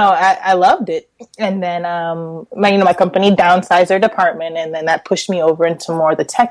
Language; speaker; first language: English; native; English